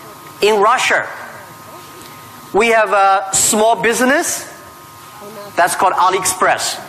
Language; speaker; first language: English; non-native, fluent; Chinese